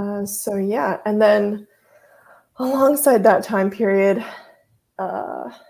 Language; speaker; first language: English; early bilingual, other home language; Russian